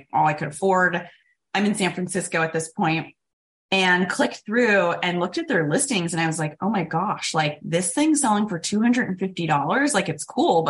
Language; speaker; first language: English; native; English